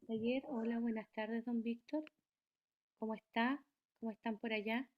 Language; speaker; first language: Spanish; native; Spanish